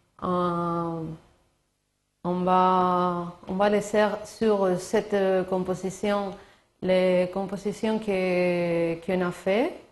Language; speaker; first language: French; non-native, learner; Spanish